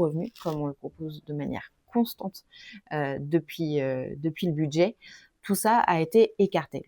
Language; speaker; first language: French; native; French